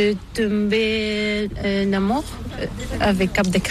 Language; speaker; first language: French; non-native, learner; Bulgarian